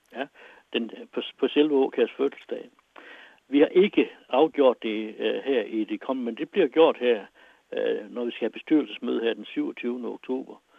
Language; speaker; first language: Danish; native; Danish